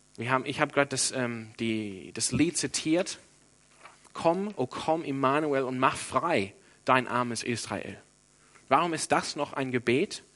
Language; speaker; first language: German; non-native, fluent; English